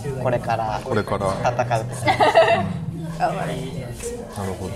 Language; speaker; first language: Japanese; native; Japanese